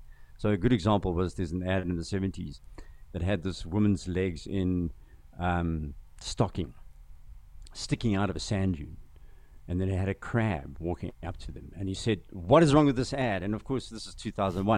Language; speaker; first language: English; non-native, local second language; Zulu